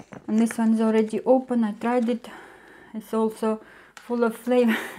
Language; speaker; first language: English; non-native, fluent; Russian